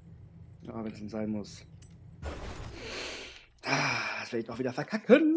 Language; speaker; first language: German; native; German